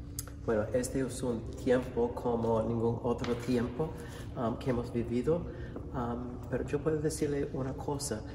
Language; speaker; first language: Spanish; non-native, fluent; English